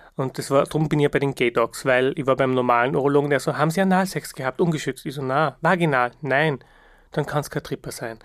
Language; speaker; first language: German; early bilingual, other home language; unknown